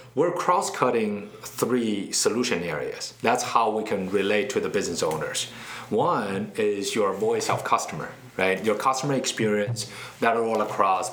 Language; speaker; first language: English; non-native, fluent; Chinese